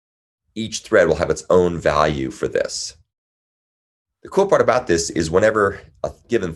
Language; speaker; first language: English; native; English